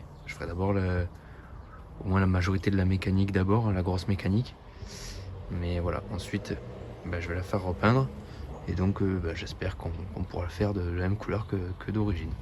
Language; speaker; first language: French; native; French